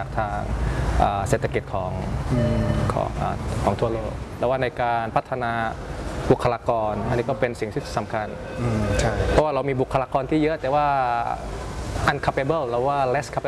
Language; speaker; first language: Thai; early bilingual, other home language; Indonesian